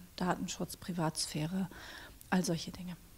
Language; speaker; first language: German; native; German